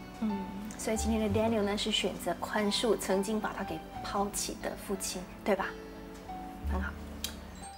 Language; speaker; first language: Chinese; native; Chinese